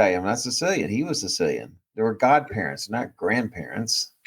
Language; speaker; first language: English; native; English